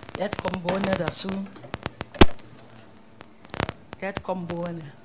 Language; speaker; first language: German; non-native, learner; Akan